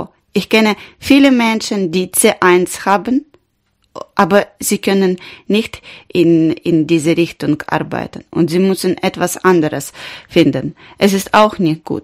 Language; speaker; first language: German; non-native, learner; Ukrainian